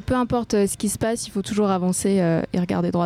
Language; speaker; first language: French; non-native, fluent; Greek